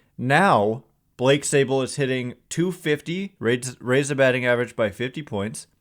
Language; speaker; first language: English; native; English